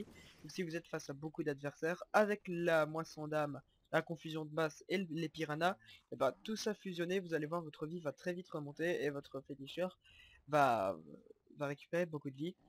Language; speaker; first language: French; native; French